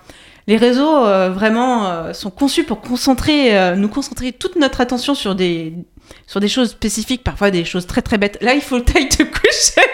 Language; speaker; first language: French; native; French